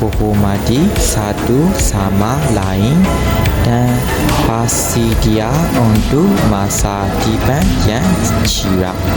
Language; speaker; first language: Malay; non-native, learner; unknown